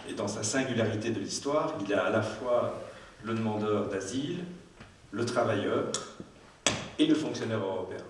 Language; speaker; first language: French; native; French